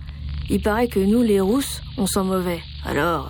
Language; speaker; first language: French; native; French